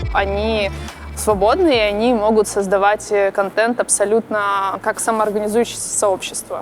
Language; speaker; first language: Russian; native; Russian